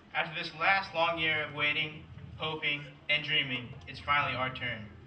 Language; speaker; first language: English; early bilingual, other home language; Portuguese